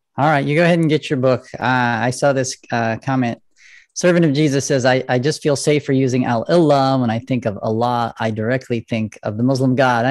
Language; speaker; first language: English; native; English